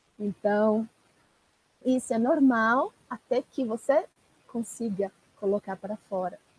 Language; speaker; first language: Portuguese; non-native, fluent; Italian